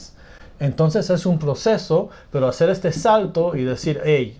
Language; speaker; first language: Spanish; non-native, fluent; English